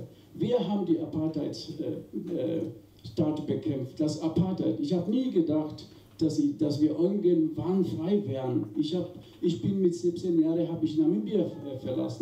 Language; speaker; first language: German; non-native, fluent; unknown